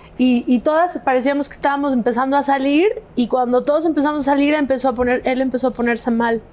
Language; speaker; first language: Spanish; native; Spanish